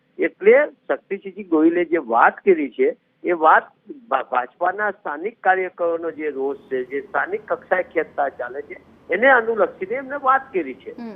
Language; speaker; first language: Gujarati; native; Gujarati